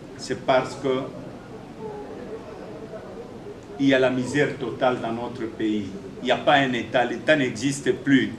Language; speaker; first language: French; non-native, local second language; Swahili